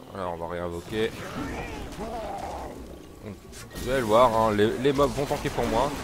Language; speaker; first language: French; native; French